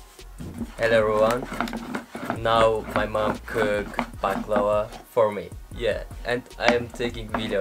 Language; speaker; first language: English; non-native, learner; Turkish